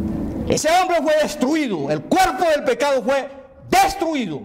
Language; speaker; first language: Spanish; native; Spanish